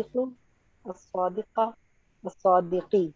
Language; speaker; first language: Arabic; non-native, learner; Urdu